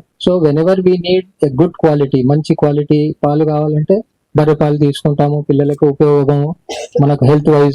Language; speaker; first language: Telugu; native; Telugu